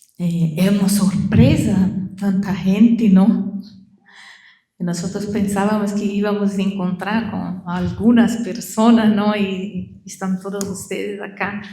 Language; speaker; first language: Spanish; non-native, learner; Portuguese